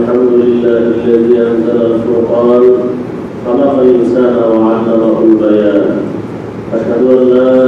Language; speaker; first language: Arabic; non-native, fluent; Bangla